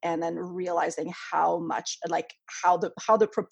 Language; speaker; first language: English; non-native, fluent; French